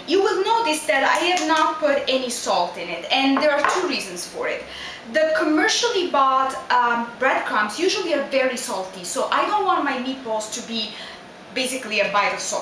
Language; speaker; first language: English; non-native, fluent; Italian